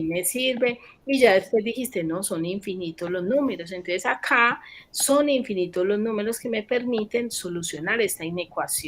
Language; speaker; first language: Spanish; native; Spanish